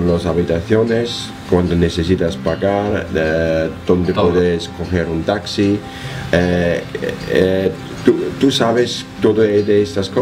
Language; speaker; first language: Spanish; non-native, learner; German